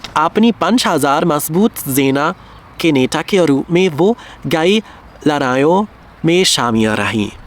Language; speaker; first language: Hindi; non-native, learner; German